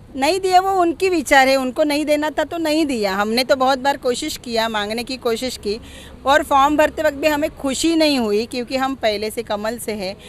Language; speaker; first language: Hindi; non-native, local second language; Marathi